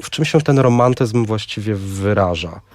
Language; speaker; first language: Polish; native; Polish